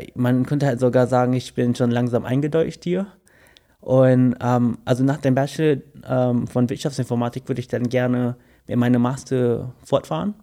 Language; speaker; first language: German; non-native, fluent; English